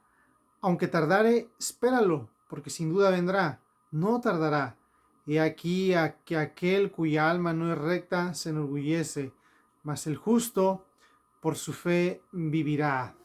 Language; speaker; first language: Spanish; native; Spanish